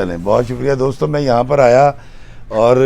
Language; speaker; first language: Hindi; non-native, local second language; Punjabi